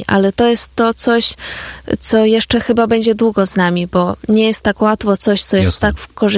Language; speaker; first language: Polish; non-native, fluent; Ukrainian